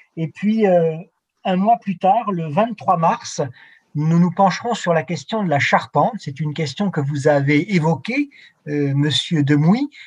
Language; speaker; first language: French; native; French